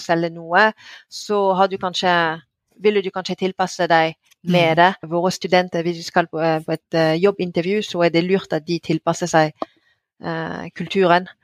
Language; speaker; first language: Norwegian; non-native, fluent; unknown